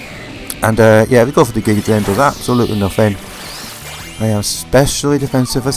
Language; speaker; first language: English; native; English